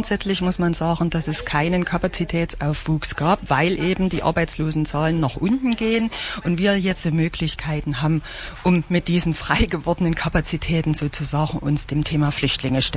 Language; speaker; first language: German; native; German